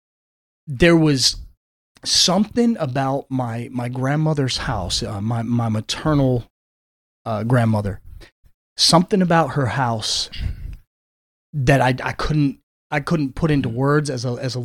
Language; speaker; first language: English; native; English